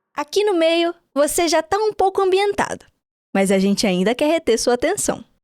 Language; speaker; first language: Portuguese; native; Portuguese